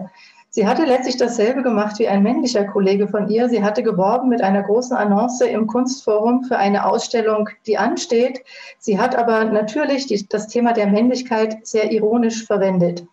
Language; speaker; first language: German; native; German